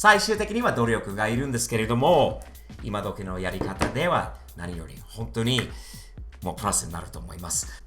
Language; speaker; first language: Japanese; non-native, fluent; English